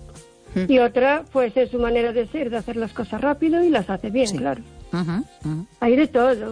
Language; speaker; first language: Spanish; native; Spanish